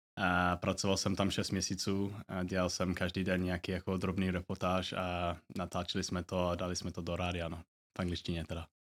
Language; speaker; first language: Czech; non-native, fluent; English